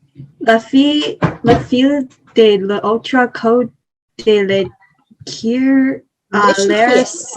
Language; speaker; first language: French; non-native, learner; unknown